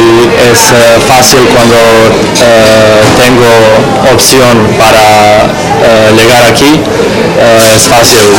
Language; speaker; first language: Spanish; non-native, learner; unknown